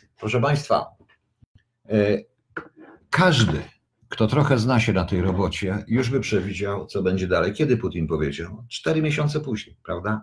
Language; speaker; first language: Polish; native; Polish